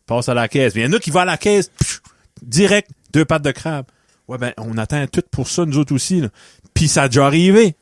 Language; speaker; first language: French; native; French